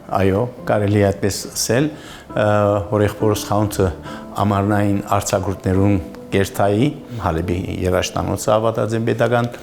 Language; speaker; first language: Armenian; early bilingual, heritage; Armenian